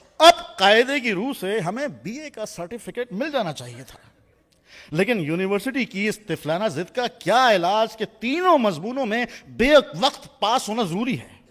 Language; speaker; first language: Urdu; native; Urdu